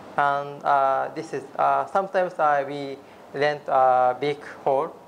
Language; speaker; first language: English; non-native, learner; Japanese